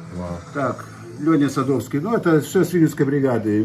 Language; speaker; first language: Russian; native; Russian